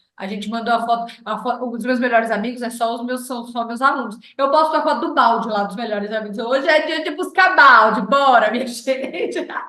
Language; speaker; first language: Portuguese; native; Portuguese